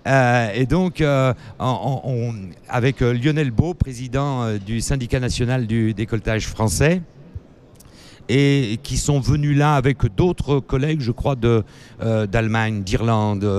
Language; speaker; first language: French; native; French